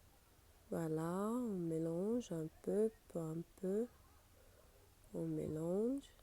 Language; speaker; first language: French; non-native, learner; Arabic